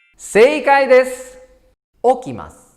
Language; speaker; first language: Japanese; non-native, fluent; Indonesian